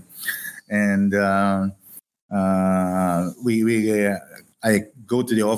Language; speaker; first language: English; non-native, local second language; Hiligaynon